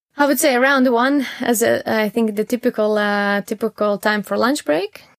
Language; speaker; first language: English; non-native, fluent; Latvian